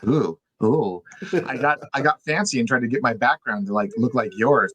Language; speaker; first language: English; native; English